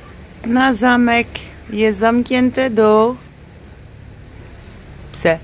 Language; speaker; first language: Polish; non-native, learner; Dutch